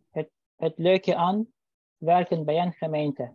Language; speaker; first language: Dutch; non-native, learner; Turkish